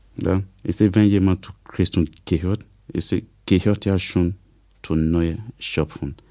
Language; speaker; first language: German; non-native, learner; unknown